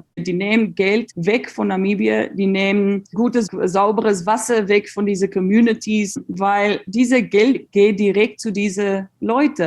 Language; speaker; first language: German; non-native, learner; Afrikaans